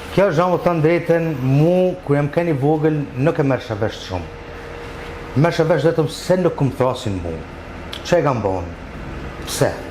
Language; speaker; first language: Albanian; early bilingual, heritage; Albanian